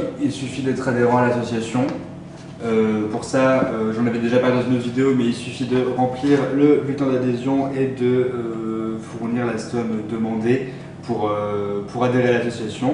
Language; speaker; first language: French; native; French